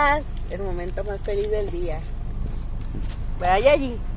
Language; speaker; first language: Spanish; native; Spanish